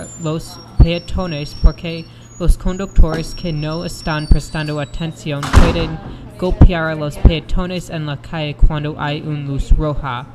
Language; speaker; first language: Spanish; non-native, learner; English